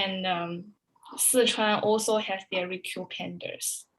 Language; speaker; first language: English; non-native, learner; Chinese